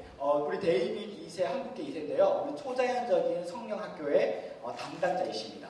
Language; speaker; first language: Korean; early bilingual, other home language; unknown